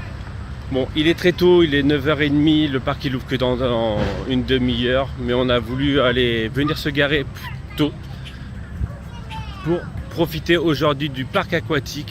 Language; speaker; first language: French; native; French